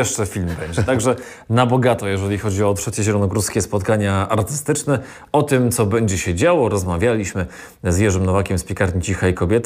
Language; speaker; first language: Polish; native; Polish